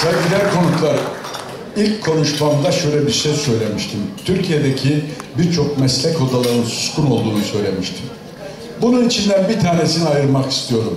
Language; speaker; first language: Turkish; native; Turkish